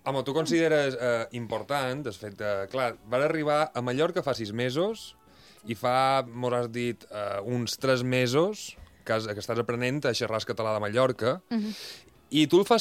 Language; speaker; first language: Catalan; native; Catalan